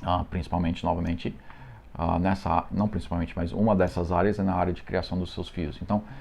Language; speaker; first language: Portuguese; non-native, fluent; English